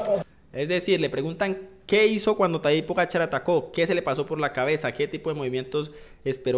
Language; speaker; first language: Spanish; native; Spanish